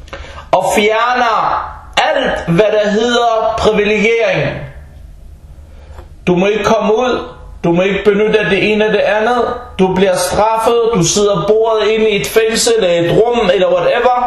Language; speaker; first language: Danish; early bilingual, other home language; Arabic